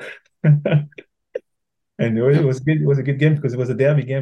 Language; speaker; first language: English; non-native, fluent; French